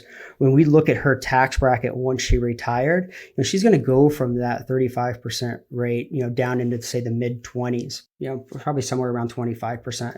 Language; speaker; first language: English; native; English